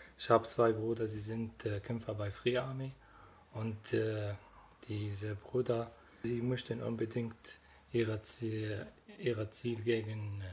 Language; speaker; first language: German; non-native, learner; Arabic